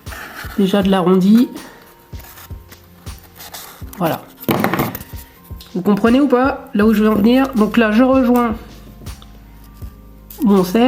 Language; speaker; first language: French; native; French